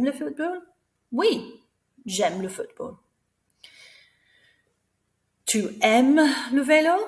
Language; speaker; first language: French; non-native, fluent; English